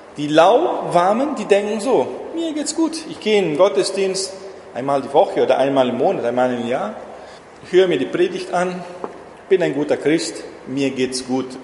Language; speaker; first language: German; non-native, fluent; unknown